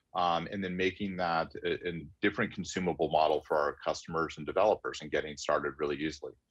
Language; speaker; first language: English; native; English